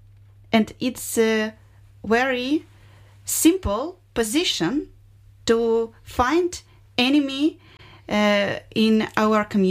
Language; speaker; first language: English; non-native, learner; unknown